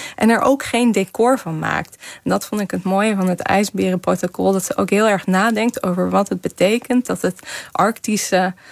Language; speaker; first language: Dutch; early bilingual, other home language; Kazakh